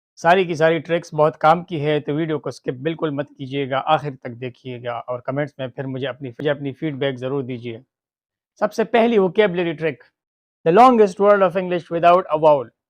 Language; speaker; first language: Urdu; non-native, local second language; Pashto